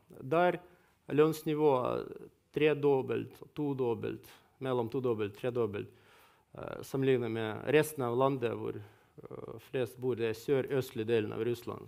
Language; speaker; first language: Norwegian; non-native, fluent; Russian